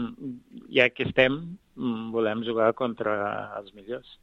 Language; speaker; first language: Catalan; non-native, fluent; Kabuverdianu